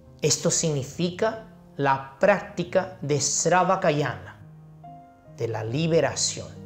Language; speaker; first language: Spanish; non-native, fluent; Chinese